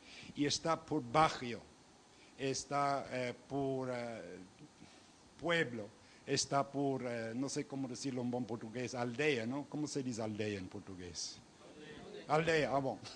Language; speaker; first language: Portuguese; non-native, fluent; Spanish